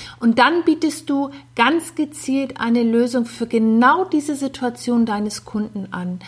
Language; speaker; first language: German; native; German